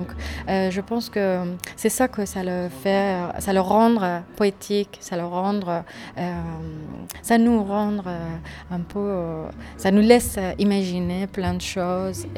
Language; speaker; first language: French; non-native, fluent; Persian